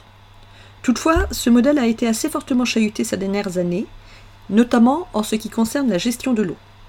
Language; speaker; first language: French; native; French